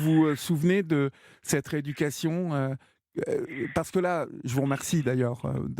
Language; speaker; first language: French; native; French